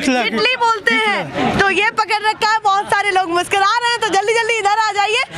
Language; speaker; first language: Hindi; native; Hindi